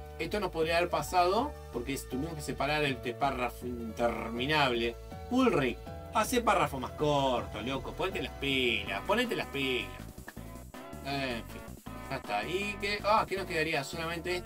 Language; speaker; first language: Spanish; native; Spanish